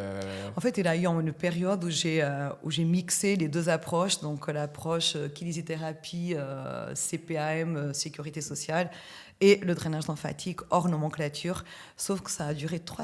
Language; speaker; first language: French; native; French